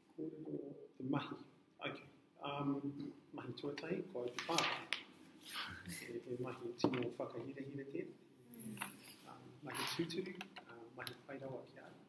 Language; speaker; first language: Māori; non-native, learner; English